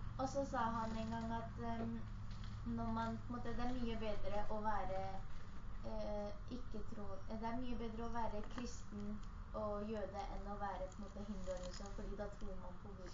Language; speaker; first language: Norwegian; early bilingual, other home language; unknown